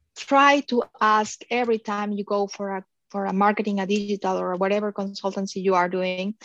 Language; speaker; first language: English; non-native, fluent; Spanish